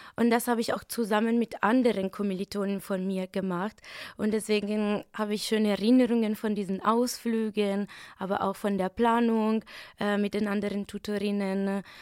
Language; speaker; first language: German; non-native, fluent; Italian